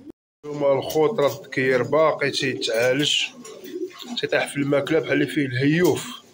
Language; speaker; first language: Arabic; native; Arabic